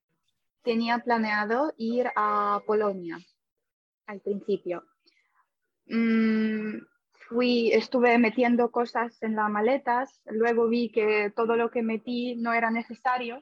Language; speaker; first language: Spanish; non-native, fluent; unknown